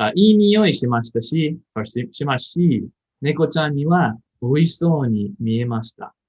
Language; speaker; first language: Japanese; non-native, learner; English